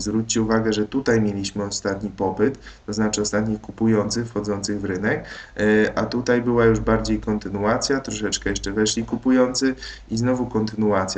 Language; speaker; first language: Polish; native; Polish